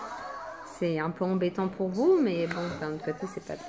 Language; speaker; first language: French; native; French